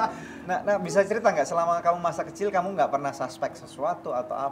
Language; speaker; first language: Indonesian; native; Indonesian